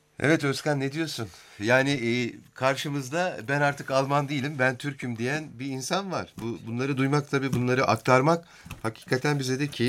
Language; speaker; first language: Turkish; native; Turkish